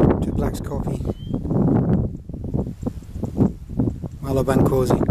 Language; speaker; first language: English; native; English